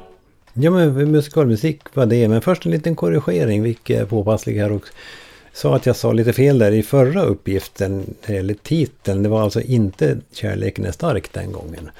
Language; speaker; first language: Swedish; native; Swedish